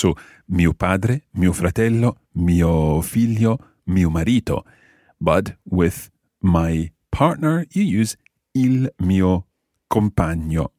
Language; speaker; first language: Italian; non-native, fluent; English